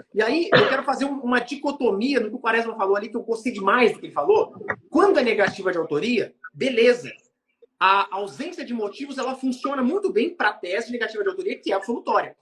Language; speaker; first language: Portuguese; native; Portuguese